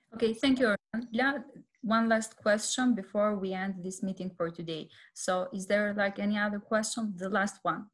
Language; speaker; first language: English; non-native, fluent; Albanian